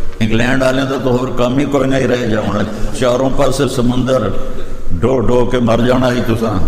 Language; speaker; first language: Urdu; non-native, local second language; Punjabi